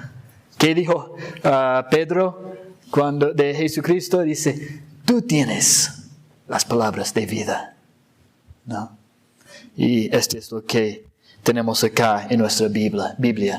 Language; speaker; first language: Spanish; non-native, fluent; English